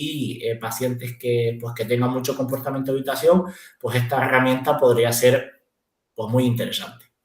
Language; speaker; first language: Spanish; native; Spanish